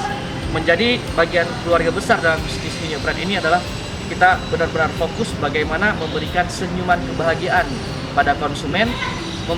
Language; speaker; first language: Indonesian; native; Indonesian